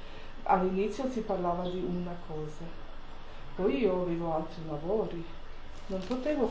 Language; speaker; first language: Italian; non-native, fluent; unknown